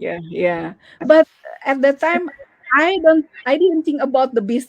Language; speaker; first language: English; non-native, learner; Indonesian